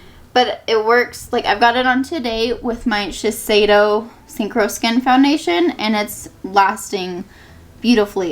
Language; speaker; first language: English; native; English